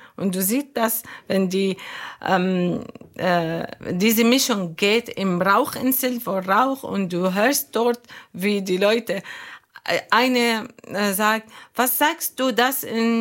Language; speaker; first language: German; non-native, fluent; Arabic